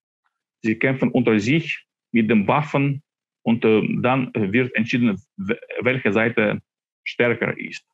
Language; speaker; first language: German; non-native, fluent; Ukrainian